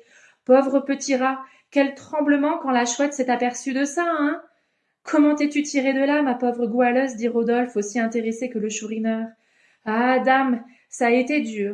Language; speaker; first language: French; native; French